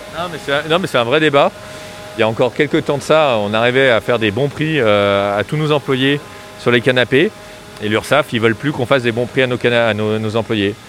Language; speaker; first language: French; native; French